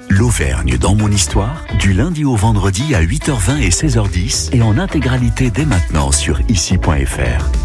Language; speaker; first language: French; native; French